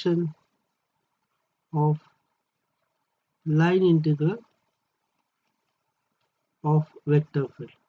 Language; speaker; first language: English; non-native, local second language; Marathi